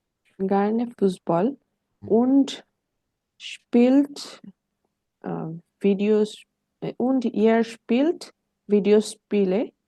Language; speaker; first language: German; non-native, learner; Bangla